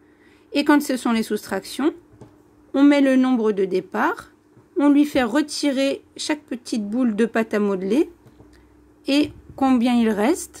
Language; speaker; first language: French; native; French